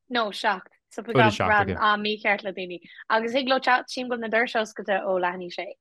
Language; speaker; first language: Irish; non-native, local second language; English